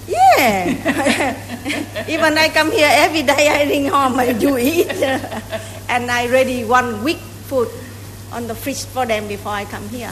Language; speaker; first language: English; non-native, learner; Vietnamese